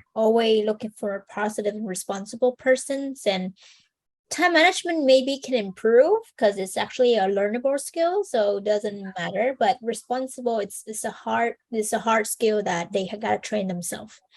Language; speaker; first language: English; non-native, fluent; Vietnamese